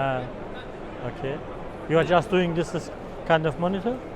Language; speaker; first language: English; non-native, learner; Turkish